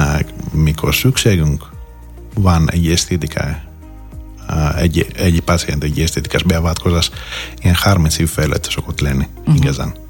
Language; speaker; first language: Hungarian; non-native, fluent; Greek